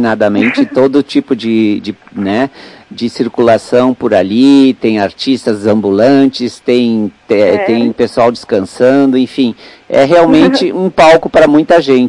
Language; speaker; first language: Portuguese; native; Portuguese